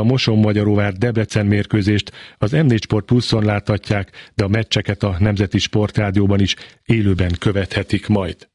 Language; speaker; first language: Hungarian; native; Hungarian